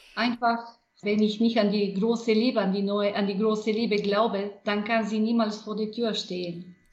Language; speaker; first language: German; non-native, fluent; Bulgarian